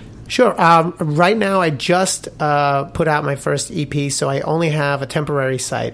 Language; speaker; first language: English; native; English